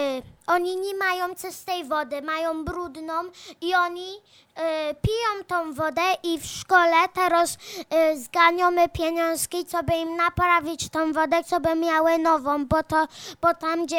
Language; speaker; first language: Polish; early bilingual, heritage; Polish